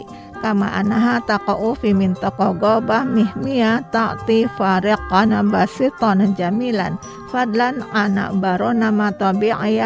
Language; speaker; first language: Arabic; non-native, fluent; Indonesian